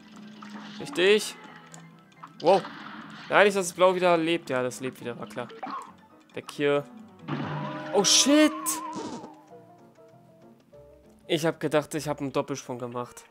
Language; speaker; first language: German; native; German